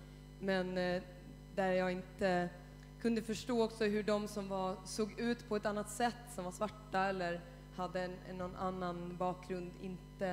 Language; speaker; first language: Swedish; native; Swedish